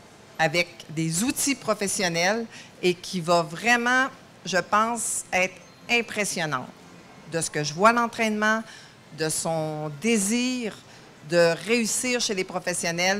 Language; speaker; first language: French; native; French